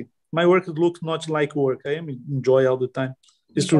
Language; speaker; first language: English; non-native, learner; Portuguese